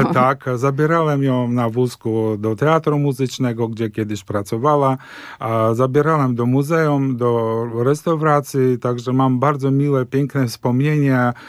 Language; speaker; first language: Polish; early bilingual, heritage; Polish